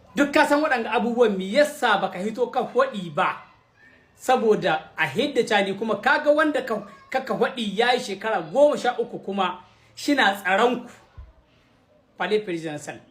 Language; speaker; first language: Hausa; native; Hausa